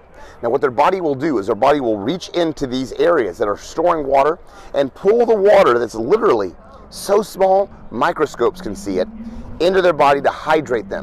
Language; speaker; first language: English; native; English